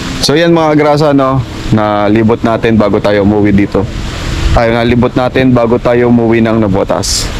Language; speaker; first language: Filipino; native; Filipino